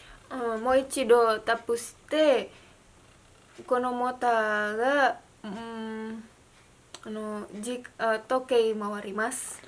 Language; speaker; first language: Japanese; non-native, learner; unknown